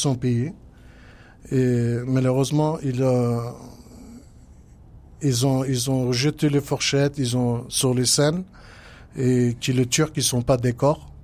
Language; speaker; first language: French; non-native, learner; Kurdish